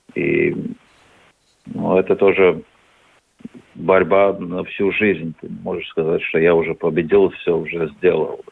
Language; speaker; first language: Russian; non-native, local second language; Latvian